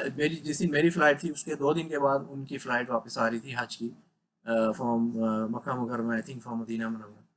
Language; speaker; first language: Urdu; non-native, local second language; Punjabi